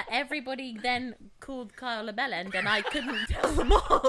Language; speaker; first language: English; native; English